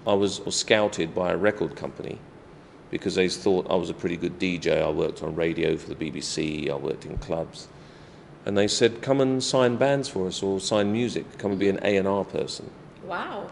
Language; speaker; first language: English; native; English